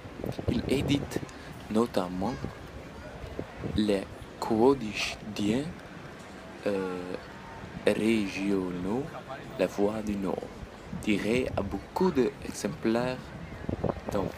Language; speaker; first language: French; native; French